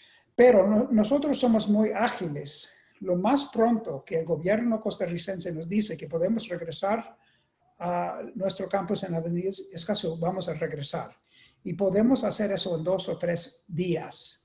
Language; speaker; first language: Spanish; non-native, fluent; English